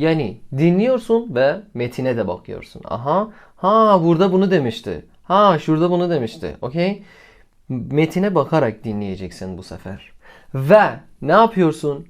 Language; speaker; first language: Turkish; non-native, fluent; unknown